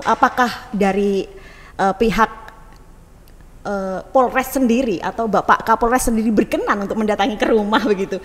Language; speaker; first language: Indonesian; native; Indonesian